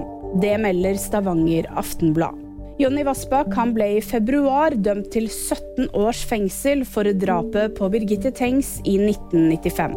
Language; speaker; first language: Norwegian; native; Norwegian